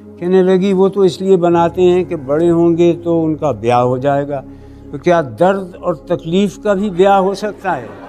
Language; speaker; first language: Urdu; native; Urdu